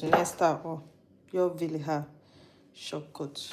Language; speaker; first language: Swedish; non-native, learner; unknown